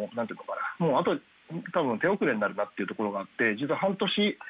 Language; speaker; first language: Japanese; native; Japanese